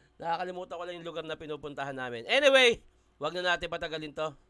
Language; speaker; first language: Filipino; native; Filipino